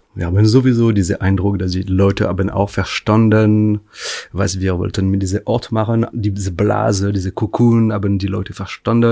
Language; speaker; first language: German; non-native, fluent; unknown